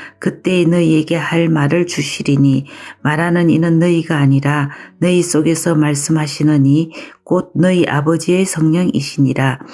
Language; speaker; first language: Korean; native; Korean